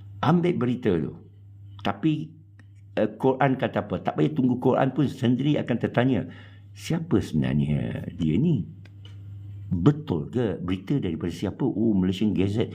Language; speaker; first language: Malay; non-native, local second language; Chinese